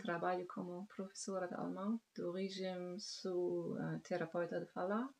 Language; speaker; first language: Portuguese; non-native, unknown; German